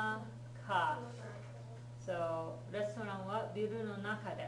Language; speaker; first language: Japanese; non-native, fluent; English